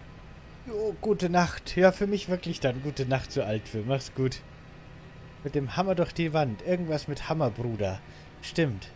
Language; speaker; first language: German; native; German